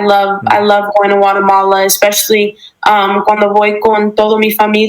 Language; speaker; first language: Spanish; early bilingual, heritage; English